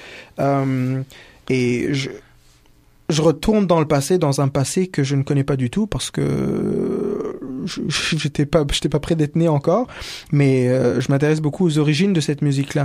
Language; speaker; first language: French; non-native, local second language; Kinyarwanda